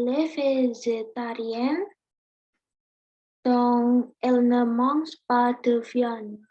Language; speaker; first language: French; non-native, learner; Indonesian